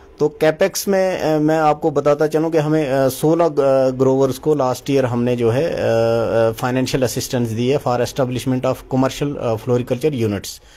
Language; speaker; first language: Hindi; non-native, local second language; Kashmiri